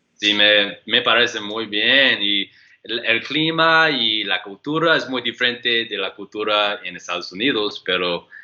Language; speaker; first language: Spanish; non-native, learner; English